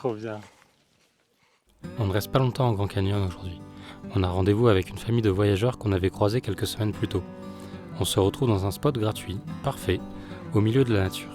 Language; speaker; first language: French; native; French